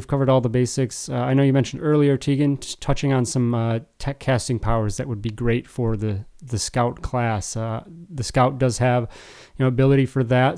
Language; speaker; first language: English; native; English